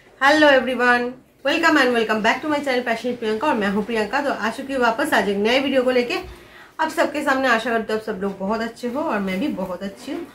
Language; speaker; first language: Hindi; non-native, local second language; Bangla